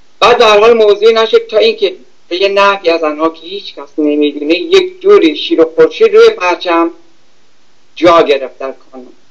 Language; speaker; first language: Persian; native; Persian